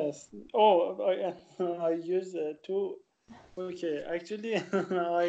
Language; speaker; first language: English; non-native, learner; Persian